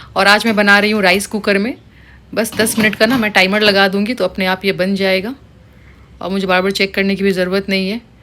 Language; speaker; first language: Hindi; native; Hindi